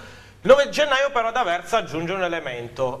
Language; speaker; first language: Italian; native; Italian